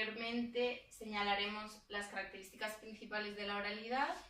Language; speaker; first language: Spanish; native; Spanish